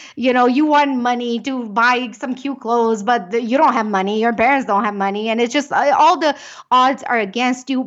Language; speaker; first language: English; non-native, fluent; Romanian